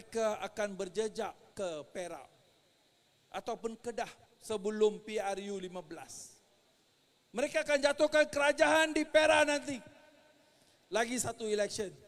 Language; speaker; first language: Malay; non-native, local second language; Tamil